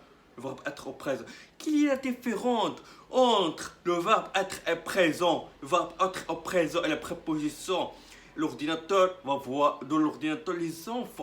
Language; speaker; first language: French; non-native, learner; Arabic